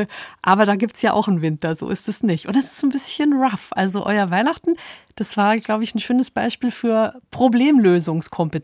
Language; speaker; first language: German; native; German